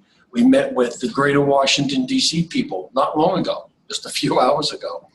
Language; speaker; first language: English; native; English